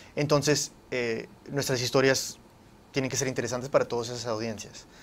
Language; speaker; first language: Spanish; early bilingual, heritage; Spanish